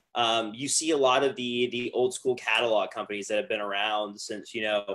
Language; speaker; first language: English; native; English